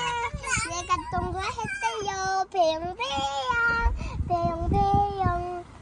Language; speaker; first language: Korean; early bilingual, other home language; Kazakh